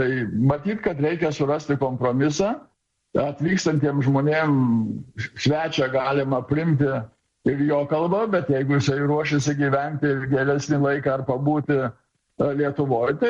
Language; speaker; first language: Lithuanian; native; Lithuanian